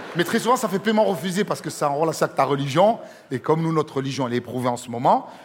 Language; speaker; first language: French; native; French